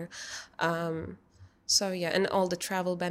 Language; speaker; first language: English; non-native, fluent; Turkish